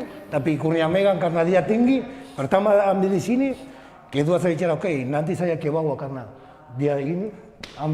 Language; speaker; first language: Indonesian; non-native, learner; Spanish